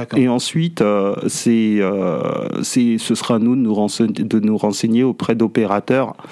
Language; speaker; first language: French; native; French